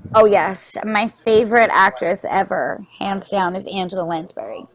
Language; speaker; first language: English; native; English